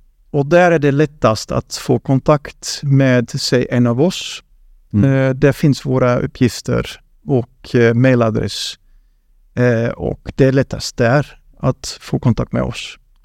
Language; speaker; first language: Swedish; non-native, fluent; Dutch